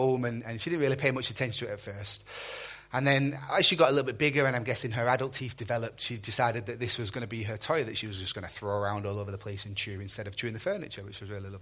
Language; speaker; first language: English; native; English